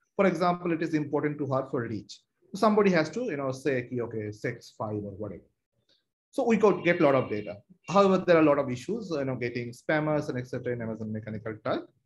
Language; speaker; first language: English; non-native, local second language; Bangla